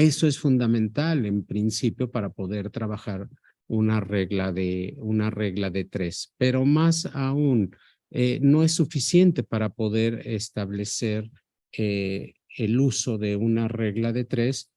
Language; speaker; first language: Spanish; native; Spanish